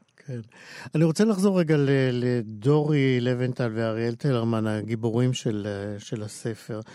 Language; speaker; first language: Hebrew; native; Hebrew